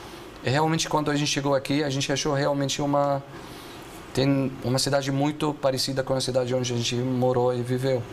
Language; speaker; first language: Portuguese; non-native, fluent; Arabic